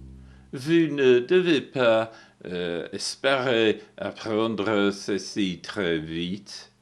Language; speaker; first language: French; non-native, learner; English